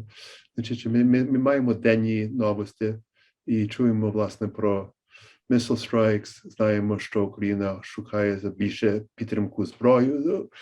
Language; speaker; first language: Ukrainian; early bilingual, heritage; Ukrainian